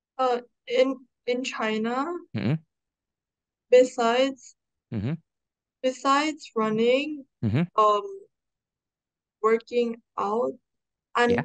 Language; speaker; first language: English; non-native, learner; Indonesian